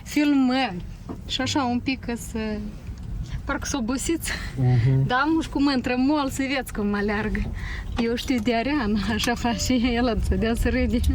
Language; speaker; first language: Romanian; native; Romanian